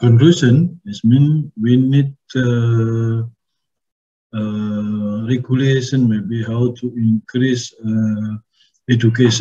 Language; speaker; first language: English; non-native, learner; Indonesian